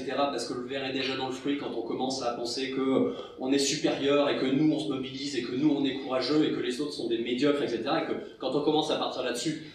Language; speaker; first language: French; native; French